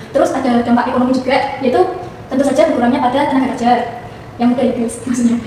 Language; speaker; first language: Indonesian; native; Indonesian